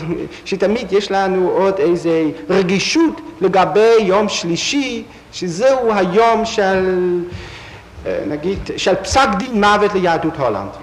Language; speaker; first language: Hebrew; non-native, fluent; Dutch